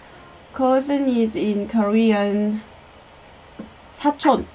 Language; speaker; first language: English; non-native, learner; Korean